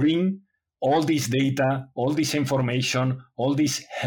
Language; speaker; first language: English; non-native, fluent; Spanish